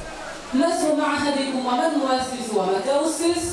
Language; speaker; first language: Arabic; non-native, learner; Bangla